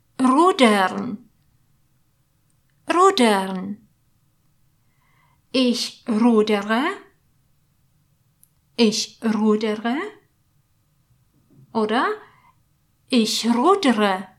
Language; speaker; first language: German; non-native, fluent; Polish